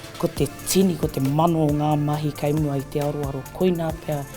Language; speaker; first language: Māori; native; Māori